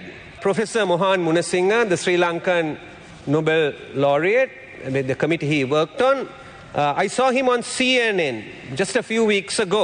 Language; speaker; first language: English; non-native, local second language; Sinhala